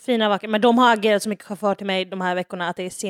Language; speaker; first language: Swedish; native; Swedish